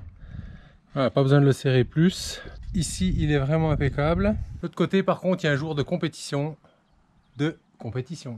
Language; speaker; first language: French; native; French